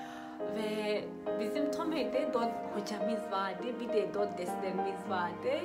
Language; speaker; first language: Turkish; non-native, fluent; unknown